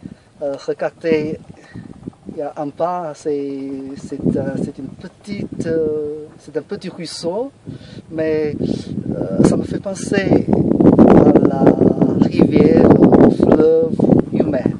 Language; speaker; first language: French; non-native, learner; Chinese